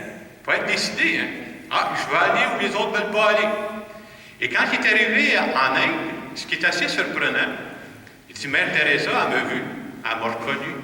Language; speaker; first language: French; native; French